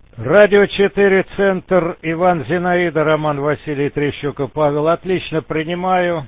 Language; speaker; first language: Russian; native; Russian